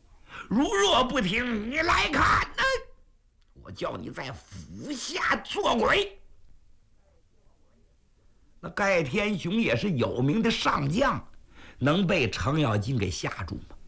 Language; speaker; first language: Chinese; native; Chinese